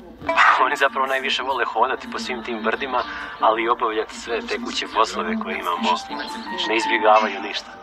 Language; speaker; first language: Croatian; native; Croatian